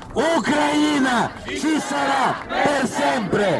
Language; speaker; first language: Italian; non-native, fluent; Ukrainian